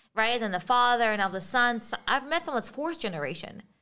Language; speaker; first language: English; early bilingual, other home language; Russian